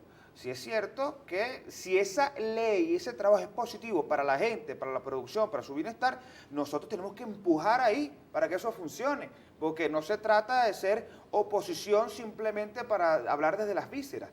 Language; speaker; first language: Spanish; native; Spanish